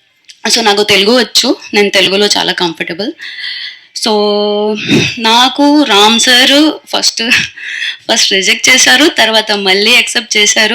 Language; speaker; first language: Telugu; non-native, local second language; Hindi